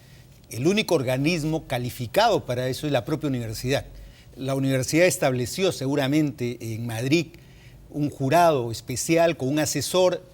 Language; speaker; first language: Spanish; native; Spanish